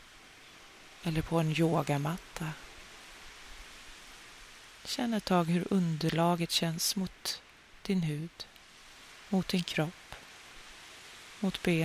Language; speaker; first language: Swedish; native; Swedish